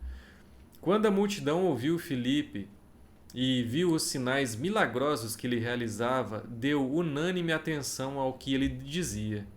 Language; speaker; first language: Portuguese; native; Portuguese